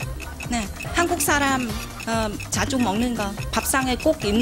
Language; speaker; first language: Korean; non-native, learner; Nepali